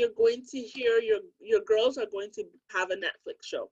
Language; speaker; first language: English; non-native, local second language; Akan